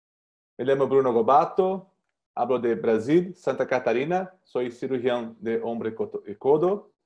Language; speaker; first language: Spanish; non-native, learner; Portuguese